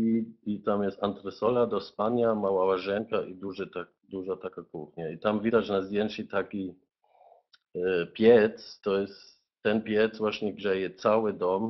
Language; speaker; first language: Polish; non-native, fluent; German